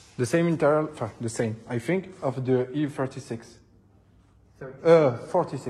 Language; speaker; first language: English; non-native, learner; French